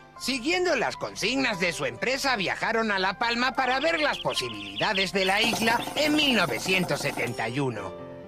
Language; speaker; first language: Spanish; native; Spanish